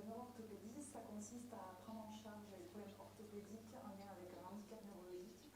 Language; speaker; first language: French; native; French